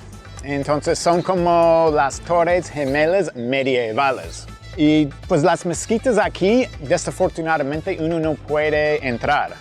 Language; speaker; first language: Spanish; non-native, fluent; English